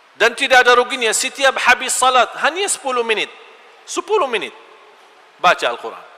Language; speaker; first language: Malay; non-native, fluent; Arabic